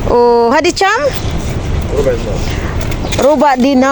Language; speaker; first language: Arabic; non-native, learner; Filipino